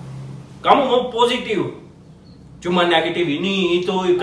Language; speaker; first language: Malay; non-native, learner; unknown